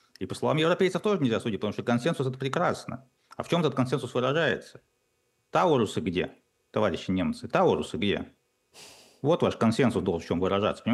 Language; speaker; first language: Russian; native; Russian